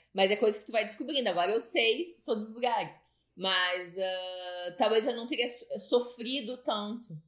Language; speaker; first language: Portuguese; native; Portuguese